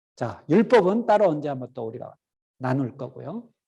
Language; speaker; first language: Korean; native; Korean